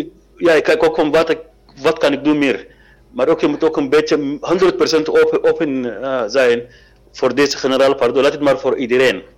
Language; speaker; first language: Dutch; non-native, learner; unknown